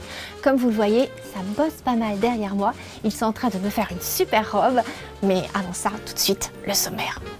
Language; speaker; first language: French; native; French